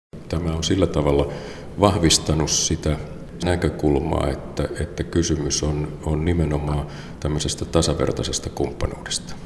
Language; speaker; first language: Finnish; native; Finnish